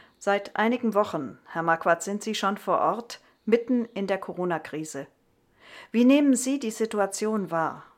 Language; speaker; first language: German; native; German